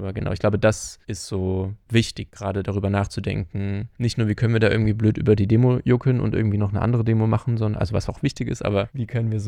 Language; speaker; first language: German; native; German